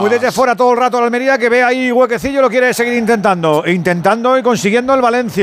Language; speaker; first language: Spanish; native; Spanish